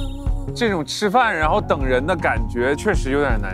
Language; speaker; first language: Chinese; native; Chinese